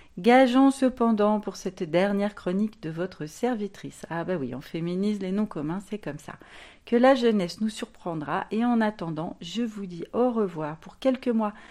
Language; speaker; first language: French; native; French